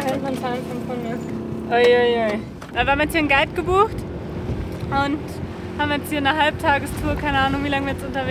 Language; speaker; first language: German; native; German